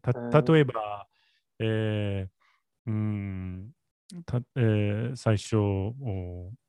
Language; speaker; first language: Japanese; non-native, learner; English